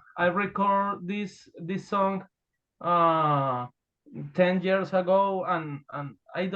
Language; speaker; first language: English; non-native, learner; Spanish